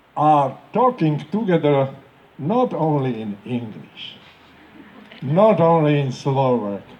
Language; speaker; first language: English; non-native, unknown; Slovak